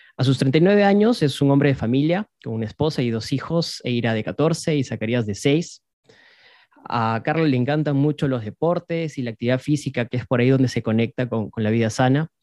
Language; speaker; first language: Spanish; native; Spanish